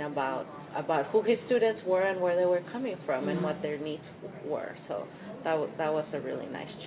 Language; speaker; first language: English; early bilingual, other home language; Spanish